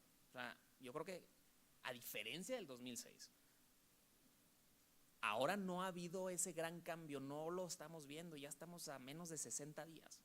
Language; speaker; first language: Spanish; native; Spanish